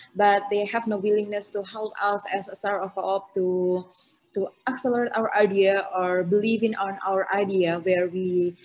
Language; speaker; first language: English; non-native, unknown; Indonesian